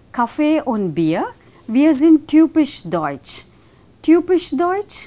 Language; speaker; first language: German; non-native, fluent; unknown